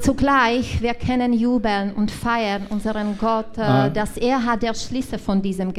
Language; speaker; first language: German; non-native, learner; Czech